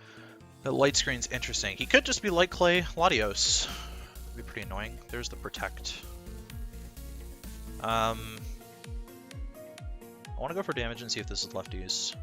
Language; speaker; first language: English; native; English